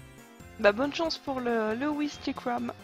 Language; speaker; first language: French; native; French